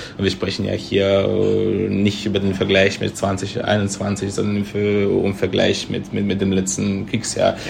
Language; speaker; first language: German; non-native, fluent; Russian